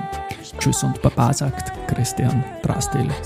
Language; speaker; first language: German; native; German